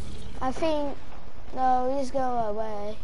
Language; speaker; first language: English; non-native, learner; Portuguese